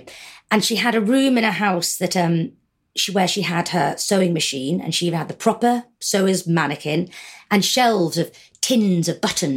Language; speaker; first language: English; native; English